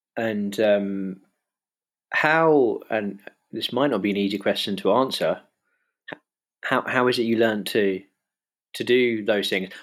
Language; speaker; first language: English; native; English